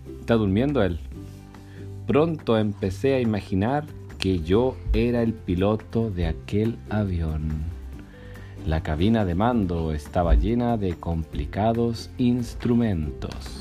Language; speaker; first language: Spanish; native; Spanish